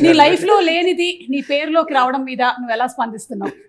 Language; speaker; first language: Telugu; native; Telugu